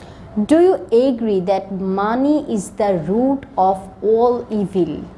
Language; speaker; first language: English; non-native, local second language; Bangla